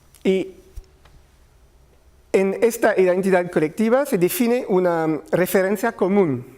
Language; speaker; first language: Spanish; non-native, learner; French